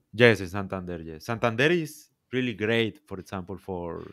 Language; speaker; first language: English; non-native, learner; Spanish